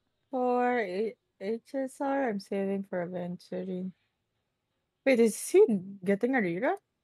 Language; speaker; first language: English; non-native, local second language; Filipino